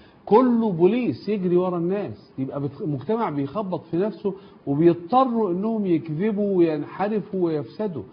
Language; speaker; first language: Arabic; native; Arabic